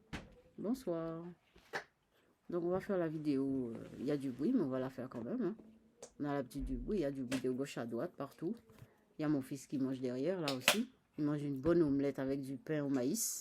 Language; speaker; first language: French; native; French